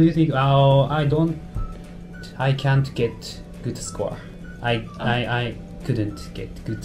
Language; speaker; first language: English; non-native, learner; Japanese